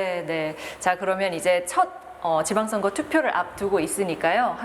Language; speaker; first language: Korean; native; Korean